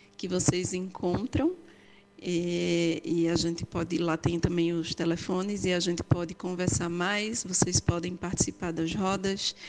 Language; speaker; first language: Portuguese; native; Portuguese